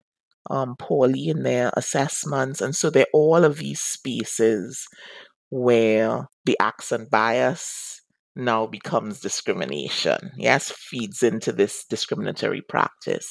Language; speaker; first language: English; native; English